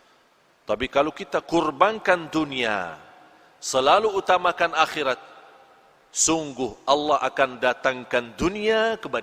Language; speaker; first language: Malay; non-native, fluent; Arabic